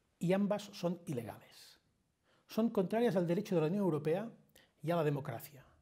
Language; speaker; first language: Spanish; non-native, local second language; Catalan